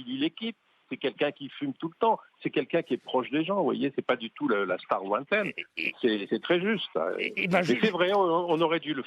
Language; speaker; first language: French; native; French